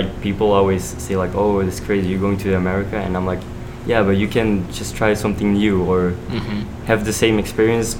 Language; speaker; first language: English; non-native, fluent; Dutch